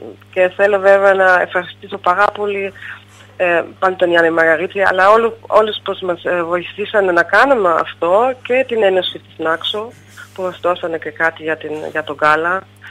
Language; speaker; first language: Greek; non-native, fluent; German